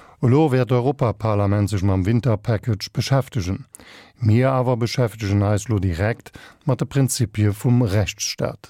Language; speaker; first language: Luxembourgish; native; Luxembourgish